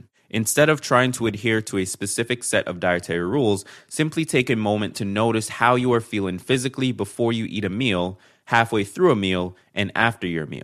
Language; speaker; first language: English; native; English